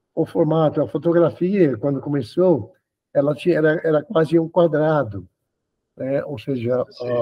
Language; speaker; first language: Portuguese; early bilingual, other home language; Spanish